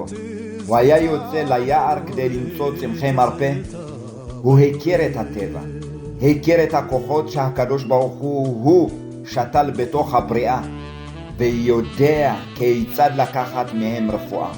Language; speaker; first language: Hebrew; early bilingual, other home language; Amharic